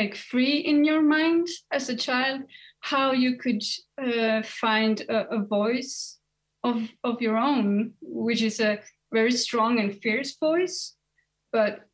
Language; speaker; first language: English; non-native, fluent; Swedish